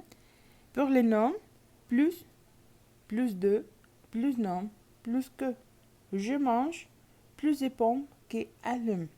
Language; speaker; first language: French; non-native, learner; Spanish